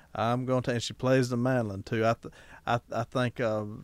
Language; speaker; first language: English; native; English